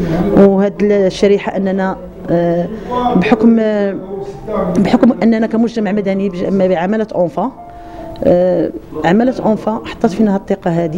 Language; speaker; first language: Arabic; native; Arabic